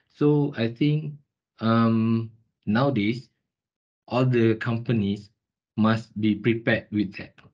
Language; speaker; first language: English; non-native, local second language; Malay